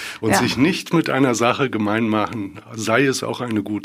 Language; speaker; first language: German; native; German